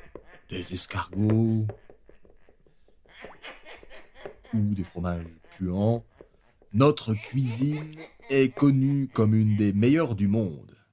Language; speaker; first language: French; non-native, learner; Spanish